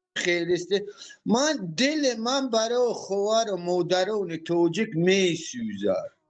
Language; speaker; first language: Tajik; non-native, local second language; Shughni